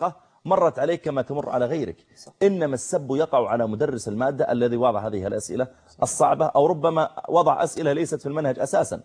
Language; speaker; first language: Arabic; native; Arabic